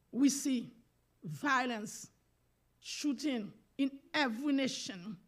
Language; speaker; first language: English; non-native, learner; Haitian Creole